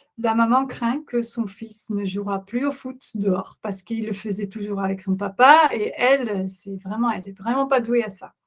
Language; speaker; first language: French; non-native, fluent; Dutch